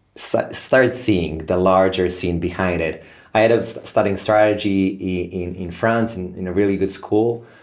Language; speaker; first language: English; non-native, fluent; Serbian